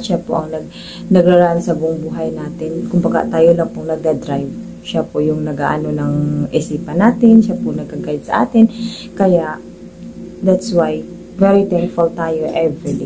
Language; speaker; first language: Filipino; native; Filipino